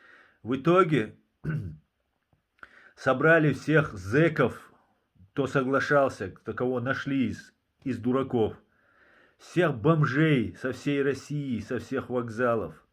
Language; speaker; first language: Russian; non-native, local second language; Chechen